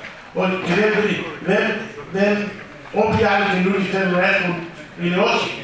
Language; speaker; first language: Greek; early bilingual, heritage; Greek